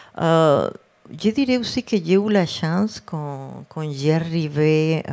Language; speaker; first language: French; non-native, fluent; Spanish